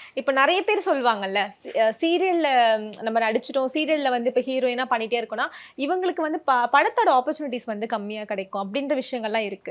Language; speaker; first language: Tamil; native; Tamil